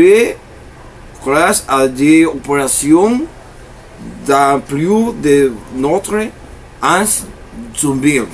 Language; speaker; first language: French; non-native, learner; Spanish